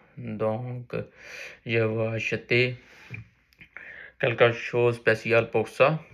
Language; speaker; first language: French; non-native, learner; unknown